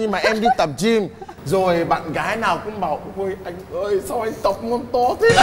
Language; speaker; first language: Vietnamese; non-native, fluent; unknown